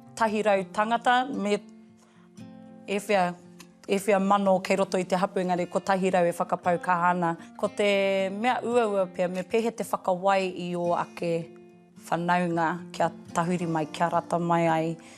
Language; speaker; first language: Māori; non-native, local second language; English